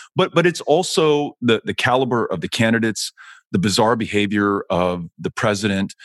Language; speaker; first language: English; native; English